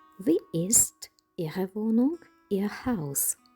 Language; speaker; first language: German; non-native, fluent; Ukrainian